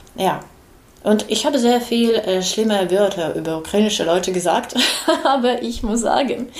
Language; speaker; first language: German; non-native, fluent; Ukrainian